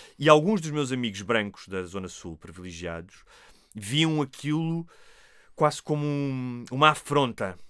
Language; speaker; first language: Portuguese; native; Portuguese